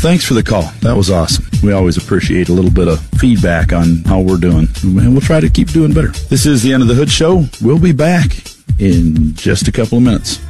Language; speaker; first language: English; native; English